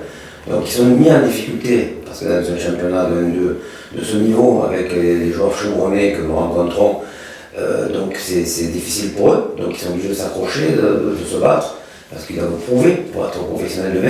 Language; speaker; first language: French; native; French